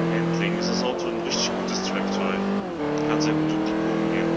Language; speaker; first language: German; native; German